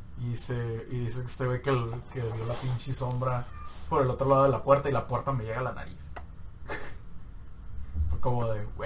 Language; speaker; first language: Spanish; native; Spanish